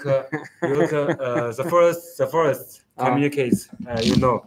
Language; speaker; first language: English; non-native, learner; Chinese